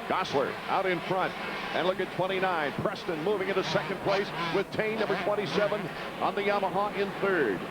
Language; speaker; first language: English; native; English